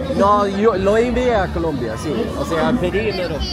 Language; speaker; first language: Spanish; non-native, fluent; Swedish